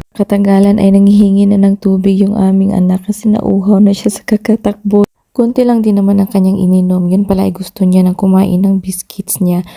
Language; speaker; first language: Filipino; native; Filipino